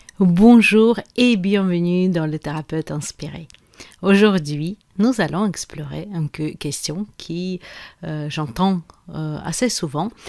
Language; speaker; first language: French; non-native, fluent; Russian